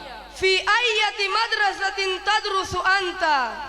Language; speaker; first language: Arabic; non-native, learner; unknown